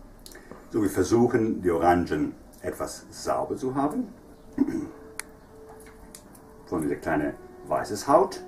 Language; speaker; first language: German; non-native, fluent; Italian